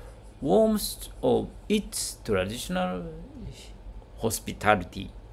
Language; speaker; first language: English; non-native, learner; Japanese